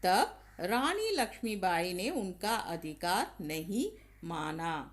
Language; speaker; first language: Hindi; non-native, local second language; Tamil